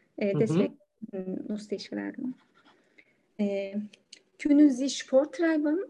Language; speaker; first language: German; non-native, learner; Turkish